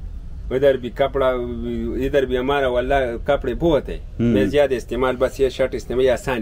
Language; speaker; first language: Hindi; non-native, local second language; Pashto